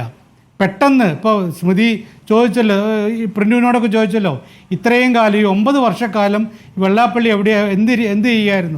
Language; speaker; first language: Malayalam; native; Malayalam